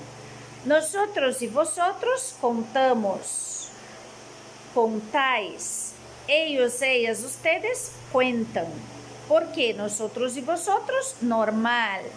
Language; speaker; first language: Spanish; non-native, fluent; Portuguese